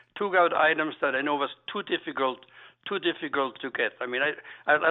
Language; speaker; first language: English; non-native, fluent; German